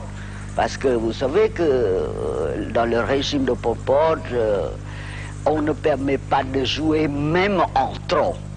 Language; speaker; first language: French; non-native, local second language; Khmer